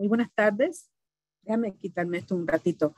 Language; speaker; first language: Spanish; early bilingual, heritage; Spanish